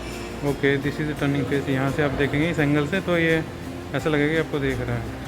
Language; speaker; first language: Hindi; native; Hindi